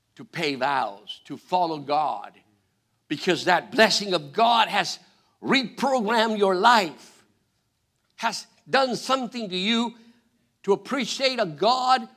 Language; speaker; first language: English; non-native, fluent; Spanish